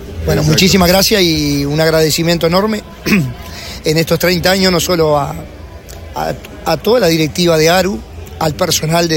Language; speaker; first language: Spanish; native; Spanish